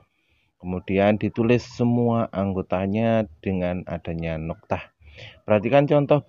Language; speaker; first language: Indonesian; native; Indonesian